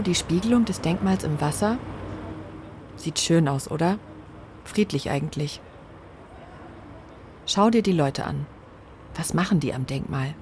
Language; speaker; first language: German; native; German